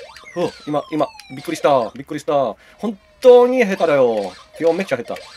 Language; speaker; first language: Japanese; non-native, learner; Czech